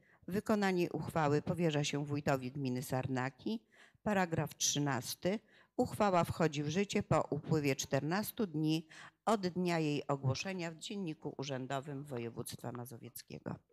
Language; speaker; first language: Polish; native; Polish